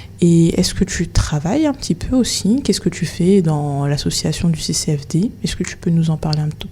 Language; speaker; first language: French; native; French